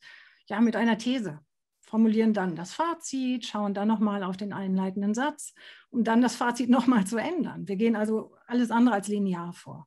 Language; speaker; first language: German; native; German